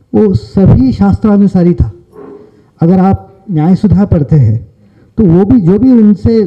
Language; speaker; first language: Hindi; non-native, local second language; Kannada